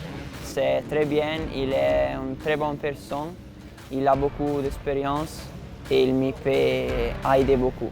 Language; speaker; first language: French; non-native, fluent; Italian